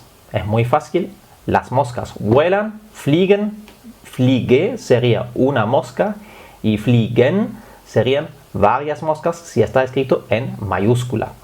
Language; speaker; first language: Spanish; non-native, fluent; German